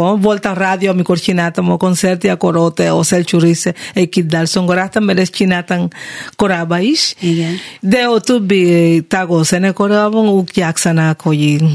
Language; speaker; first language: Hungarian; non-native, learner; Spanish